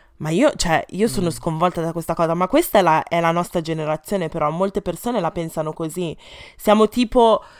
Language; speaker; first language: Italian; early bilingual, other home language; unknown